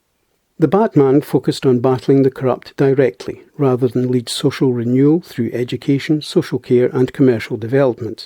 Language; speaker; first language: English; native; English